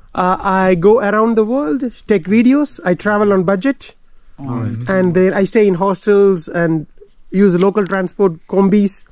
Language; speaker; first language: English; non-native, local second language; Tamil